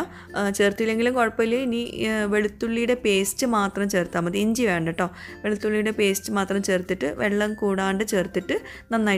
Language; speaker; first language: Malayalam; native; Malayalam